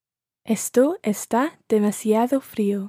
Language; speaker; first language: Spanish; non-native, learner; English